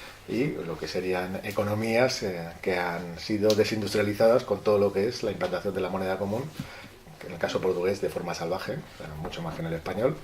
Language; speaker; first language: Spanish; native; Spanish